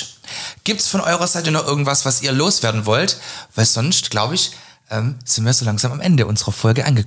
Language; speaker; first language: German; native; German